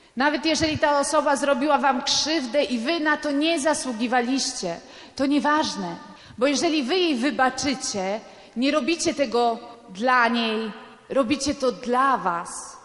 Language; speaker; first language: Polish; non-native, fluent; Italian